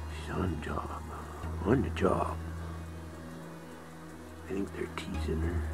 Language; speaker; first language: English; native; English